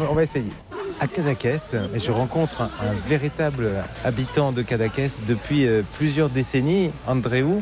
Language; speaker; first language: French; native; French